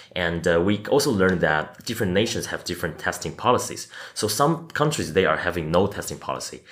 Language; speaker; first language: English; non-native, fluent; Chinese